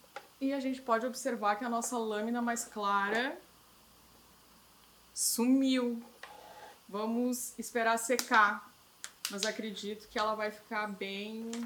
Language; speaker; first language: Portuguese; native; Portuguese